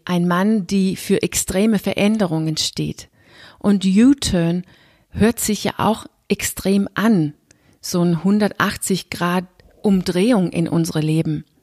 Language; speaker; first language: German; non-native, fluent; Danish